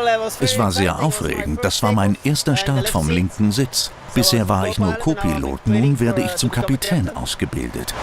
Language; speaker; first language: German; native; German